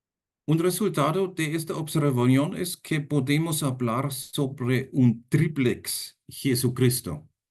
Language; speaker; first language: Spanish; non-native, fluent; German